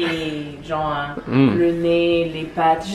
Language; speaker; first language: French; non-native, fluent; English